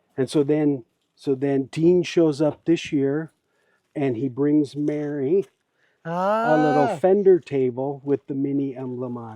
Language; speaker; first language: English; native; English